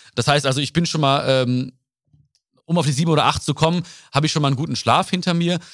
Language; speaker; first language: German; early bilingual, other home language; Malayalam